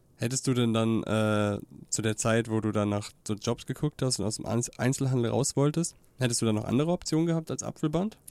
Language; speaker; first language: German; native; German